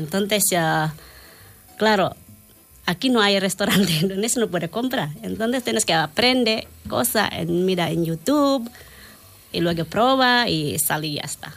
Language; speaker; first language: Spanish; non-native, learner; Indonesian